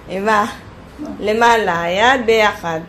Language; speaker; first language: Hebrew; non-native, learner; Filipino